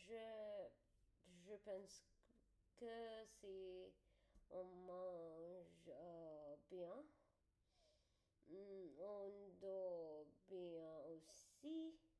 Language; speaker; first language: French; non-native, learner; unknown